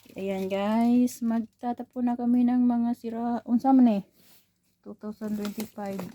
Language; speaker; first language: Filipino; non-native, local second language; Cebuano